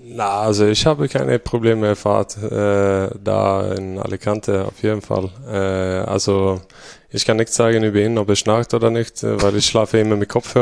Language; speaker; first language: German; non-native, fluent; Swedish